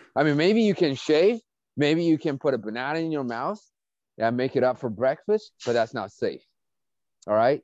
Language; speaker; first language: English; non-native, fluent; Chinese